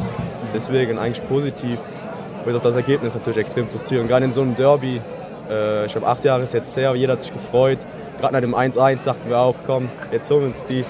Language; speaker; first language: German; native; German